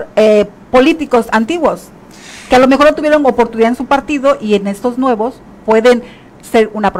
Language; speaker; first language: Spanish; native; Spanish